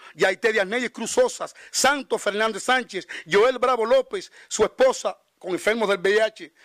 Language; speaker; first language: Spanish; native; Spanish